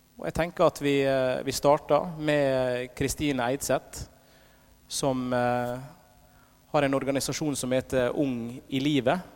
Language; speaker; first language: Norwegian; native; Norwegian